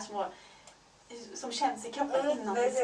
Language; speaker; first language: Swedish; native; Swedish